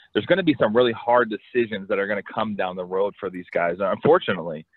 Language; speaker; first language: English; native; English